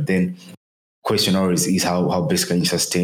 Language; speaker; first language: English; non-native, local second language; Ganda